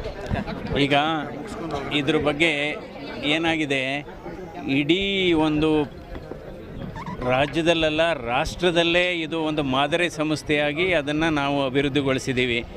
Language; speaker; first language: Kannada; native; Kannada